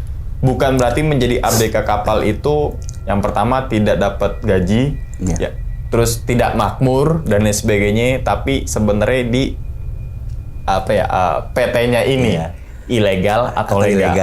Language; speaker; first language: Indonesian; native; Indonesian